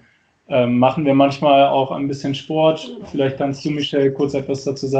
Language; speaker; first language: German; native; German